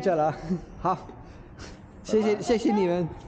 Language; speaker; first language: Chinese; non-native, learner; English